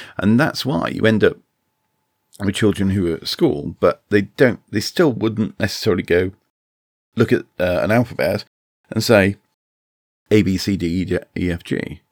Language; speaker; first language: English; native; English